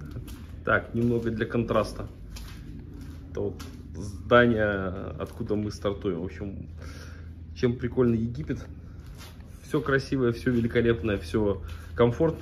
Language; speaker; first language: Russian; native; Russian